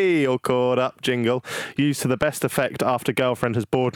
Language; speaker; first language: English; native; English